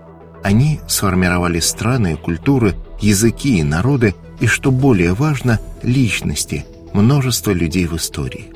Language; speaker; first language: Russian; native; Russian